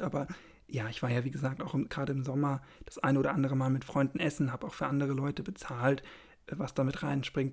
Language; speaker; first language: German; native; German